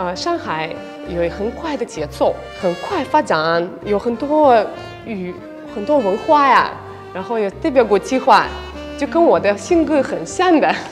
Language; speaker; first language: Chinese; non-native, fluent; Russian